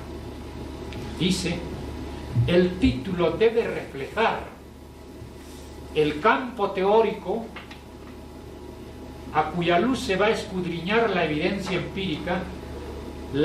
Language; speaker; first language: Spanish; native; Spanish